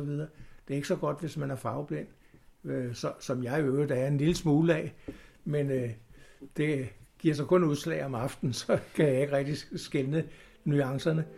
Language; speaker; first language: Danish; native; Danish